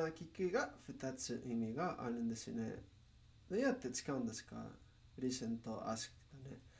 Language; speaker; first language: Japanese; non-native, learner; Spanish